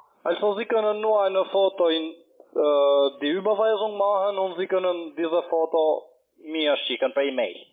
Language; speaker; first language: German; non-native, learner; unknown